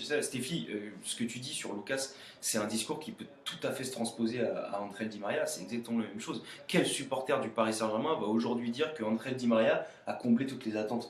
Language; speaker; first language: French; native; French